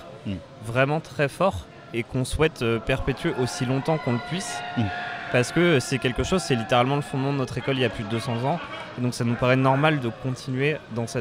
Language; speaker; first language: French; native; French